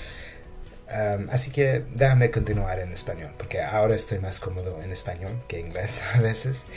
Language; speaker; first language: Spanish; non-native, fluent; English